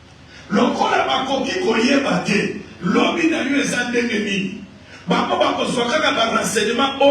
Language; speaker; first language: French; non-native, local second language; Lingala